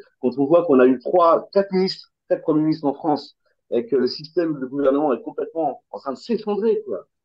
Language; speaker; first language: French; native; French